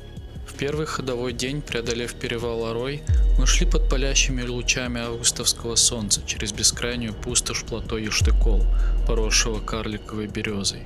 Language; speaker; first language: Russian; native; Russian